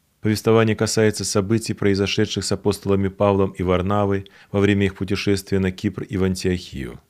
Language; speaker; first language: Russian; native; Russian